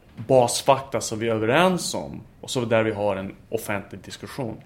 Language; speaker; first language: Swedish; non-native, fluent; English